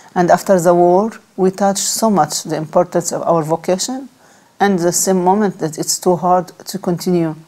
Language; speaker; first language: English; non-native, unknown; Arabic